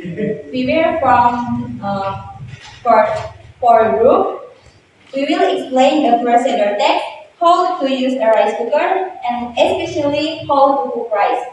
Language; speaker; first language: English; non-native, learner; Indonesian